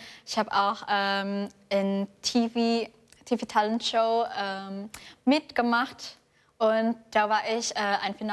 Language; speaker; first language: German; non-native, fluent; Indonesian